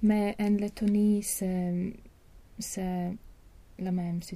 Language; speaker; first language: French; non-native, learner; Latvian